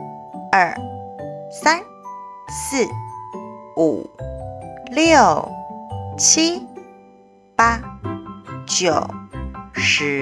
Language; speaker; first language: Chinese; native; Chinese